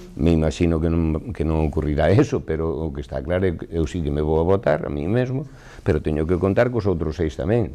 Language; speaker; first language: Galician; native; Galician